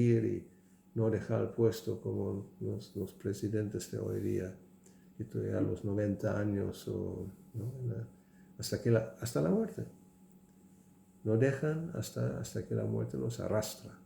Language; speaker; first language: Spanish; non-native, fluent; German